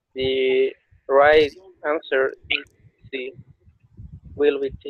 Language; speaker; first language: English; non-native, learner; Spanish